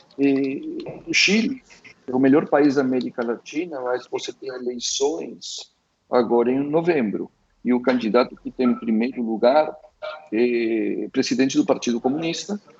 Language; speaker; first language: Portuguese; early bilingual, other home language; Spanish